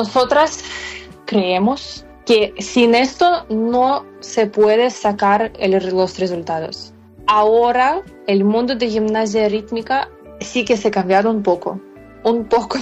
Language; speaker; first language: Spanish; non-native, fluent; Ukrainian